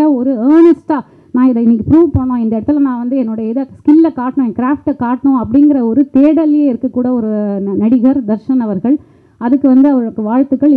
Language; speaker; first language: Tamil; native; Tamil